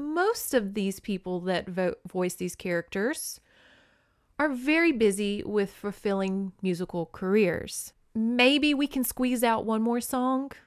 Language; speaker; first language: English; native; English